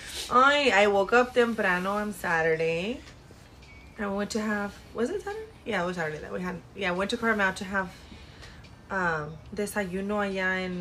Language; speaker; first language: English; early bilingual, other home language; Spanish